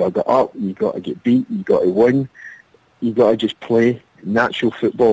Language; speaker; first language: English; native; English